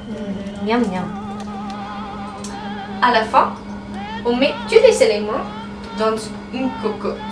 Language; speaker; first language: French; non-native, learner; English